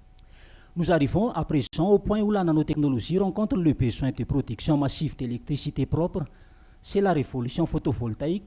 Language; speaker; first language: French; non-native, local second language; Malagasy